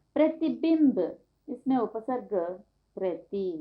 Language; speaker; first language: Hindi; non-native, local second language; Telugu